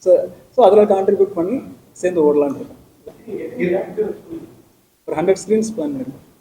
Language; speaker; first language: Tamil; native; Tamil